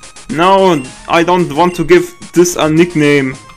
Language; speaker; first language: English; non-native, learner; German